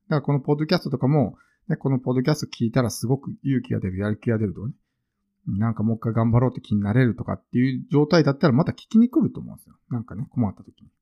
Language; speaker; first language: Japanese; native; Japanese